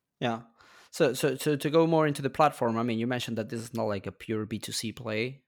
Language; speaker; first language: English; non-native, fluent; Spanish